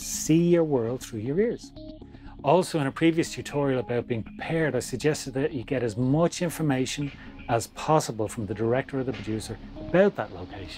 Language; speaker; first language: English; native; English